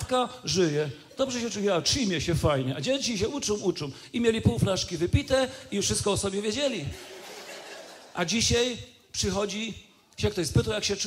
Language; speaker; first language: Polish; native; Polish